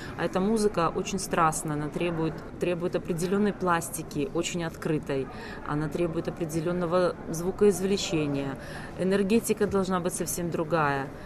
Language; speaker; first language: Russian; native; Russian